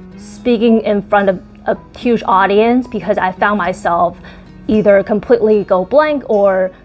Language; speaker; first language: English; early bilingual, other home language; Chinese